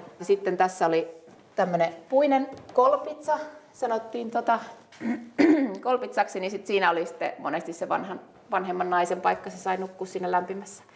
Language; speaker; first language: Finnish; native; Finnish